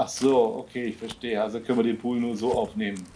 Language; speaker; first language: German; native; German